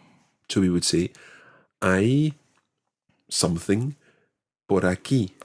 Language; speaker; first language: Spanish; non-native, fluent; English